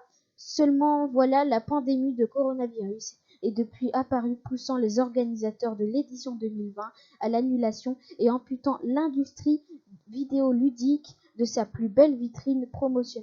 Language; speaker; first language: French; native; French